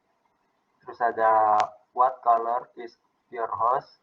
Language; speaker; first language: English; non-native, fluent; Indonesian